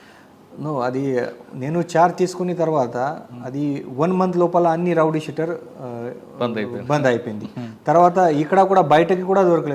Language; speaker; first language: Telugu; non-native, fluent; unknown